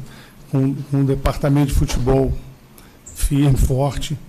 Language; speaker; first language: Portuguese; native; Portuguese